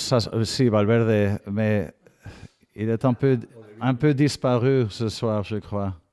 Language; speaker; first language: French; non-native, fluent; English